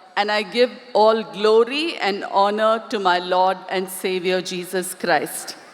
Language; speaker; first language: English; non-native, local second language; Tamil